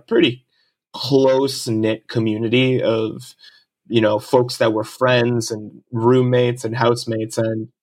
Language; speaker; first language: English; early bilingual, other home language; Japanese